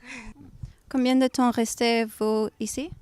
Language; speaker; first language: French; non-native, learner; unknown